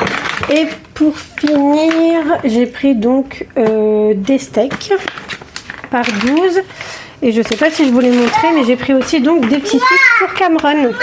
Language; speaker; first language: French; native; French